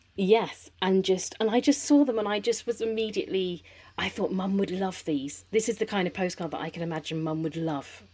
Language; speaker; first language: English; native; English